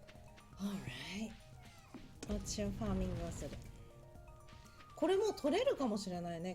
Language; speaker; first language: Japanese; native; Japanese